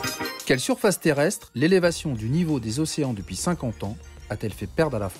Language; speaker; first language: French; native; French